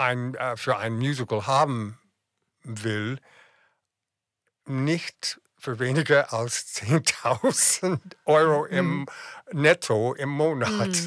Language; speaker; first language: German; non-native, fluent; English